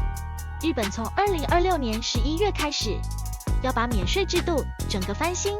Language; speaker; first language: Chinese; native; Chinese